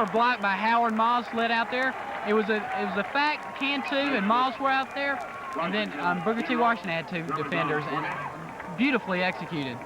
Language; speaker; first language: English; native; English